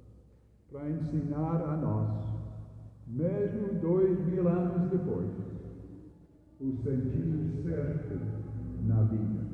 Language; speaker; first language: Portuguese; non-native, fluent; English